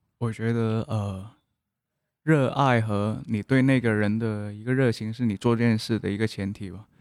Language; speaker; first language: Chinese; non-native, local second language; Cantonese